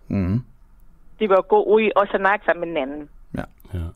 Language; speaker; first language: Danish; non-native, learner; Thai